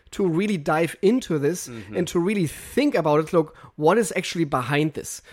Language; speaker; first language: English; non-native, fluent; German